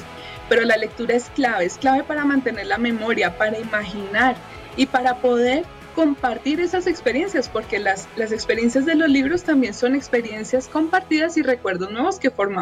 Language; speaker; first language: Spanish; native; Spanish